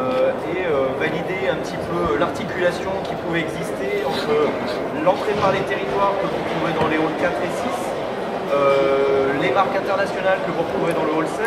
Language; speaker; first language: French; native; French